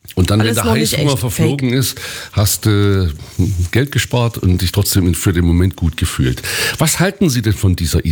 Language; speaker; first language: German; native; German